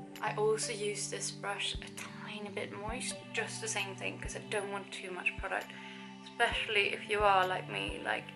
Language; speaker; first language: English; non-native, fluent; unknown